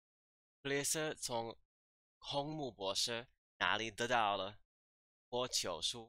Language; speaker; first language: Chinese; non-native, learner; English